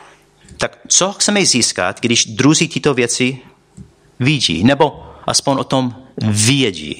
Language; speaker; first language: Czech; non-native, fluent; English